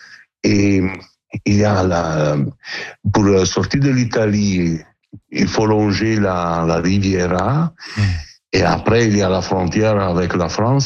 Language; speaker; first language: French; non-native, fluent; Italian